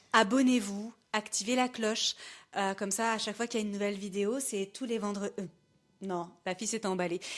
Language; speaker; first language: French; native; French